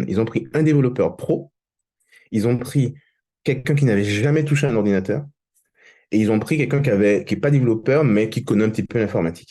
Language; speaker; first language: French; native; French